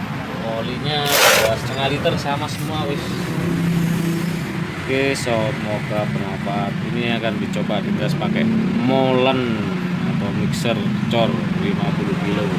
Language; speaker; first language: Indonesian; non-native, local second language; Javanese